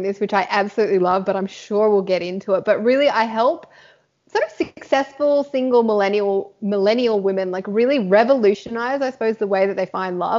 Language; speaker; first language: English; native; English